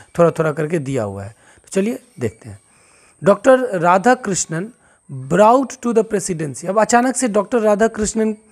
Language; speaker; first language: Hindi; non-native, local second language; Maithili